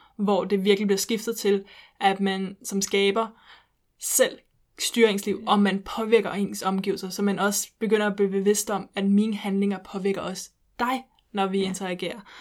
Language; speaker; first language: Danish; early bilingual, heritage; Danish